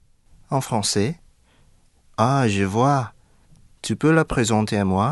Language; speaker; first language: French; non-native, fluent; Indonesian